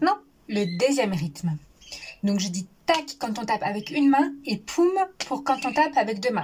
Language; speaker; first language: French; native; French